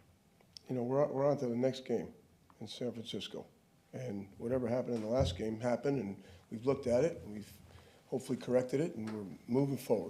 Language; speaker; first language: English; native; English